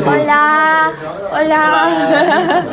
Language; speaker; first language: Spanish; non-native, fluent; Korean